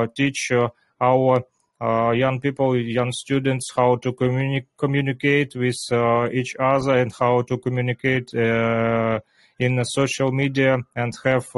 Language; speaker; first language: English; non-native, learner; Ukrainian